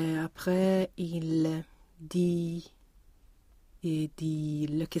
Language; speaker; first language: French; non-native, learner; Swedish